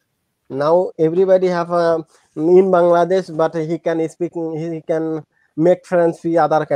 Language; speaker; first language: English; non-native, learner; Bangla